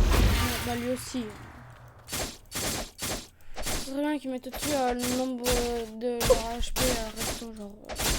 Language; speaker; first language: French; native; French